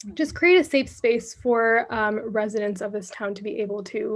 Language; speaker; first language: English; native; English